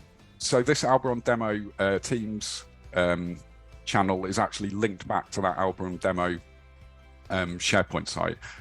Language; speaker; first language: English; native; English